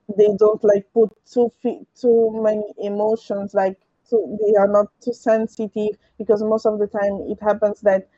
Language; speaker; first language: English; early bilingual, other home language; French